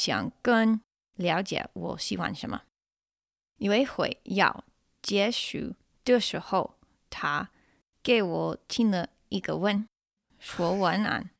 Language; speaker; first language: Chinese; non-native, fluent; English